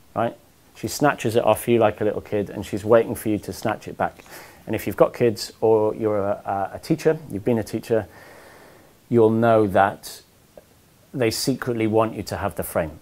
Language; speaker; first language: English; native; English